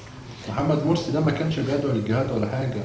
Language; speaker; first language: Arabic; native; Arabic